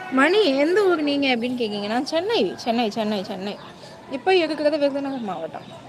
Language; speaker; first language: Tamil; non-native, local second language; Telugu